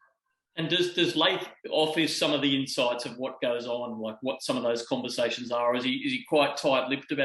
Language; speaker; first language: English; native; English